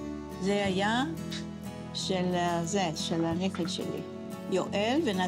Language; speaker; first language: Hebrew; non-native, fluent; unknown